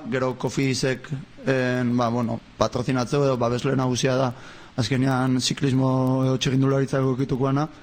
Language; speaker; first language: Basque; native; Basque